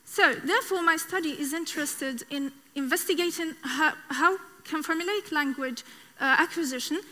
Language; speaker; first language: English; non-native, fluent; Arabic